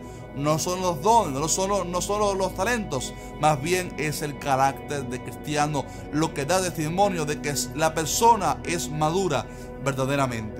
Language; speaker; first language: Spanish; native; Spanish